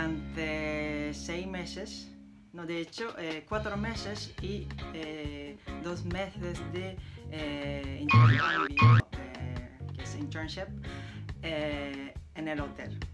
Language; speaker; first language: Spanish; non-native, learner; Japanese